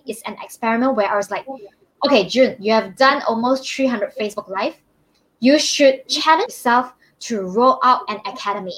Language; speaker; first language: English; non-native, local second language; Chinese